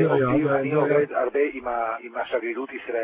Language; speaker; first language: Hebrew; non-native, fluent; Spanish